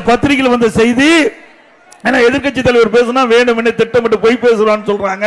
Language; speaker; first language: Tamil; native; Tamil